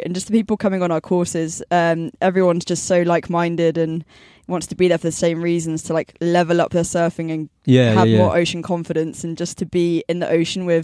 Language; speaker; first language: English; native; English